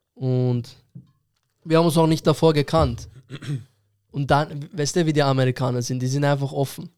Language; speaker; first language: German; early bilingual, other home language; Persian